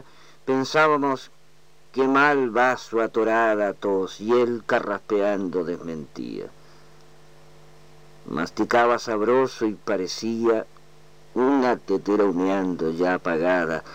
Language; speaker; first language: Spanish; native; Spanish